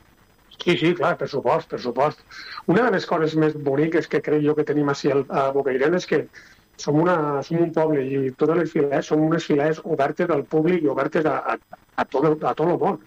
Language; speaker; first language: Catalan; native; Catalan